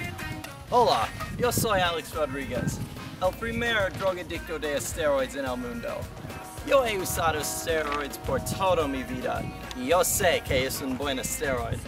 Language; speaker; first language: Spanish; non-native, learner; English